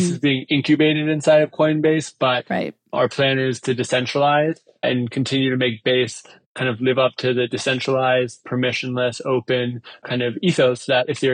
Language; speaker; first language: English; native; English